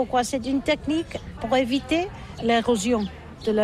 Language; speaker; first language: French; non-native, learner; Catalan